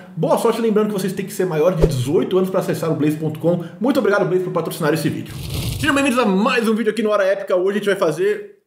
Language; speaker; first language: Portuguese; native; Portuguese